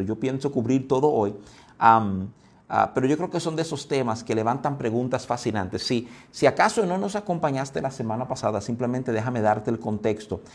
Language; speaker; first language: Spanish; native; Spanish